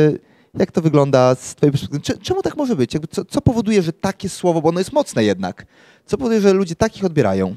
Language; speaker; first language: Polish; native; Polish